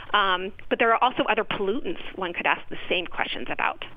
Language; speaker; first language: English; native; English